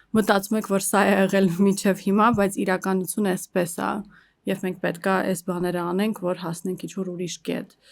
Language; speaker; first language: Armenian; early bilingual, heritage; Armenian